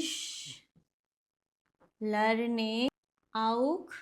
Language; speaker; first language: German; non-native, fluent; Hindi